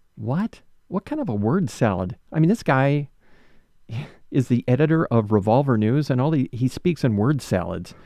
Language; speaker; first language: English; native; English